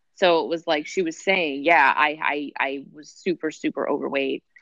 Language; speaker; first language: English; native; English